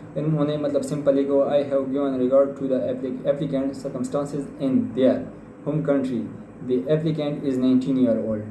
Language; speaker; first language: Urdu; non-native, local second language; Pashto